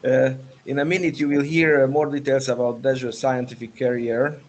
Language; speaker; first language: English; non-native, fluent; Hungarian